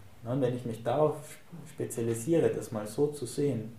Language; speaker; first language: German; native; German